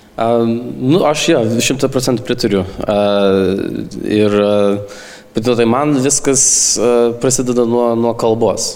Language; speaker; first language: Lithuanian; early bilingual, heritage; Lithuanian